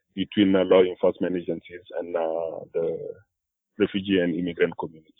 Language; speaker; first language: English; non-native, fluent; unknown